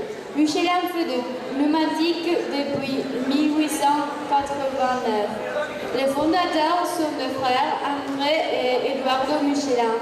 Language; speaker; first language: French; non-native, learner; Spanish